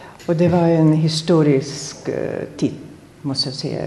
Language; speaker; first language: Swedish; non-native, fluent; German